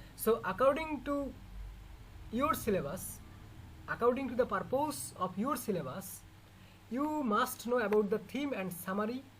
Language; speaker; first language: English; non-native, local second language; Bangla